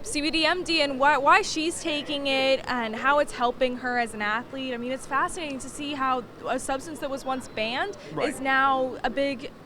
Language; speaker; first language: English; native; English